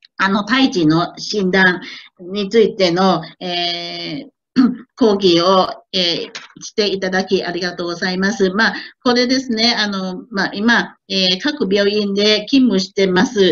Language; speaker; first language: Japanese; non-native, fluent; Thai